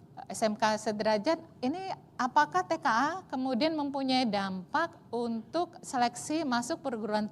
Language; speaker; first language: Indonesian; native; Indonesian